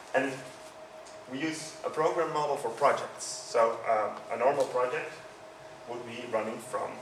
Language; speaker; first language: English; non-native, fluent; Dutch